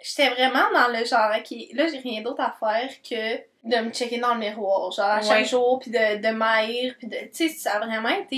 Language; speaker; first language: French; native; French